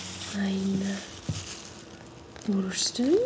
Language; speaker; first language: German; non-native, learner; English